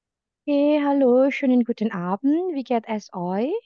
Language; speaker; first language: German; non-native, fluent; Indonesian